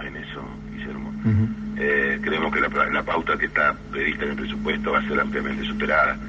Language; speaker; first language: Spanish; native; Spanish